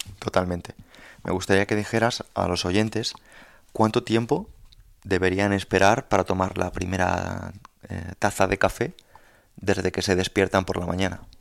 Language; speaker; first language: Spanish; native; Spanish